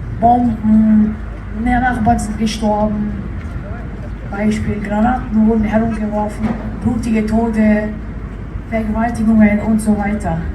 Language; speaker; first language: German; early bilingual, other home language; Chechen